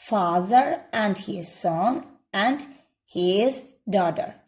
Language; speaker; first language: English; non-native, learner; Azerbaijani